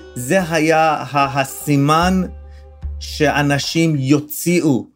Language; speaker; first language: Hebrew; non-native, fluent; Persian